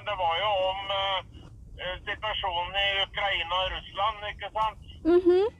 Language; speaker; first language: Norwegian; non-native, learner; Thai